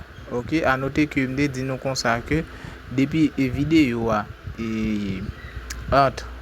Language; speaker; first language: French; non-native, learner; Haitian Creole